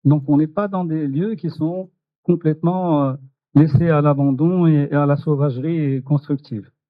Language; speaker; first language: French; non-native, local second language; Arabic